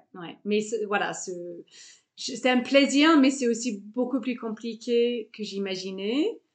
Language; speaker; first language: French; non-native, fluent; English